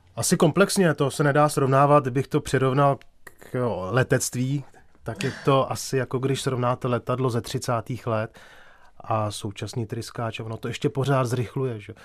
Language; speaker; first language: Czech; native; Czech